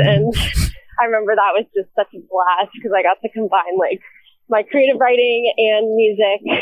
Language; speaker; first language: English; native; English